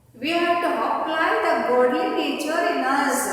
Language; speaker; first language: English; non-native, local second language; Kannada